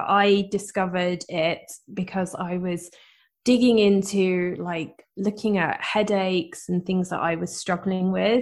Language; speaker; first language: English; native; English